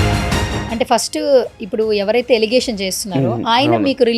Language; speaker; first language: Telugu; native; Telugu